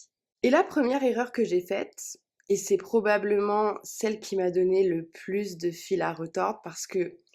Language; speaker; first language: French; native; French